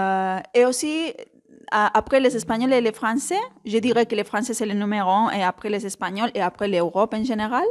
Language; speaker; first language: French; non-native, fluent; Spanish